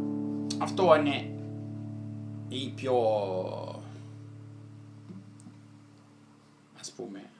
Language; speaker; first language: Greek; non-native, fluent; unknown